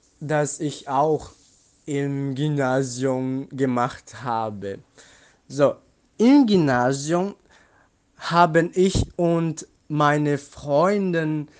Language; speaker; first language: German; non-native, learner; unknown